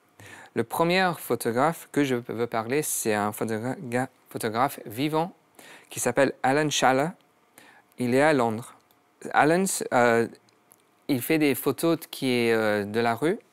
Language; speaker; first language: French; non-native, learner; English